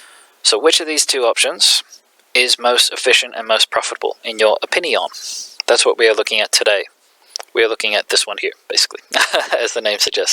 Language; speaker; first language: English; native; English